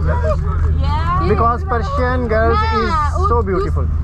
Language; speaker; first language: English; non-native, learner; Urdu